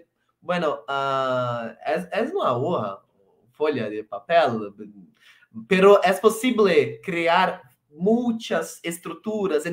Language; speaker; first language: Spanish; non-native, local second language; Portuguese